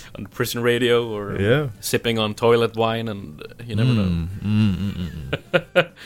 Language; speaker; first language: English; non-native, fluent; Norwegian